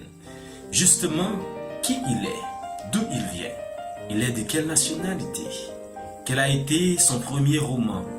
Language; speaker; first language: French; non-native, local second language; Haitian Creole